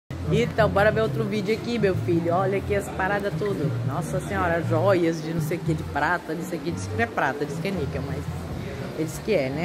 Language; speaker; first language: Portuguese; native; Portuguese